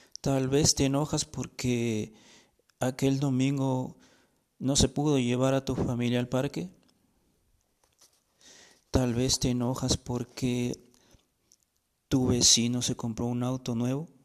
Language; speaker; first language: Spanish; native; Spanish